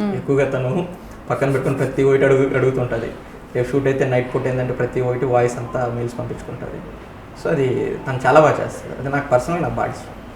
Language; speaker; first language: Telugu; native; Telugu